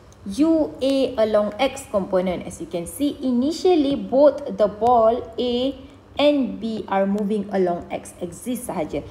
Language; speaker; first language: English; non-native, local second language; Malay